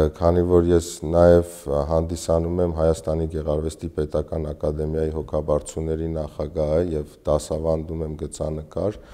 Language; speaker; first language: Armenian; native; Armenian